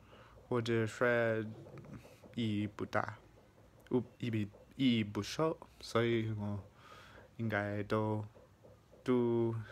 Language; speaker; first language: Chinese; non-native, fluent; English